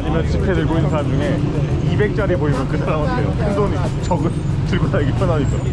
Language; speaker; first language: Korean; native; Korean